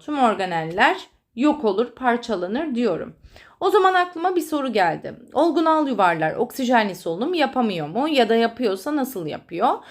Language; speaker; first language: Turkish; native; Turkish